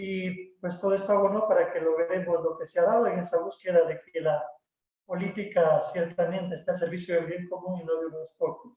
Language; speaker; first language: Spanish; native; Spanish